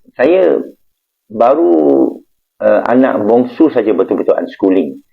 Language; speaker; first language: Malay; non-native, local second language; Chinese